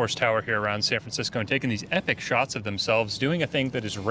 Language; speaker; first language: English; native; English